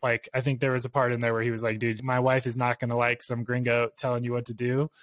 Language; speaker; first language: English; native; English